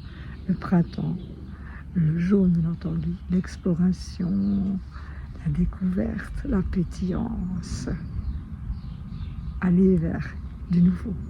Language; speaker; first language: French; native; French